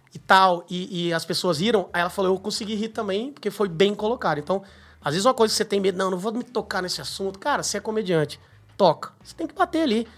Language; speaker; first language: Portuguese; native; Portuguese